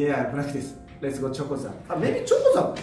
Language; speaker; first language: English; non-native, learner; Japanese